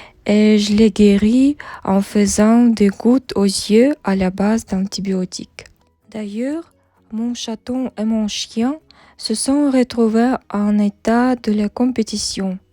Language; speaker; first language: French; non-native, learner; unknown